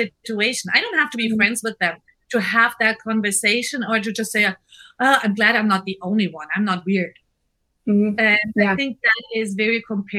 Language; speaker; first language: English; non-native, fluent; German